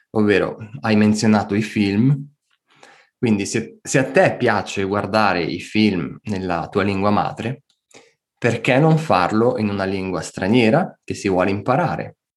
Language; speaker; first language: Italian; native; Italian